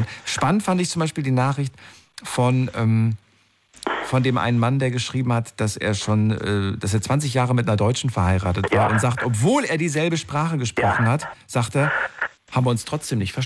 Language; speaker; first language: German; native; German